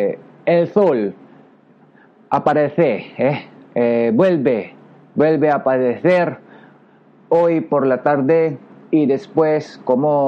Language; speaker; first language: Spanish; non-native, learner; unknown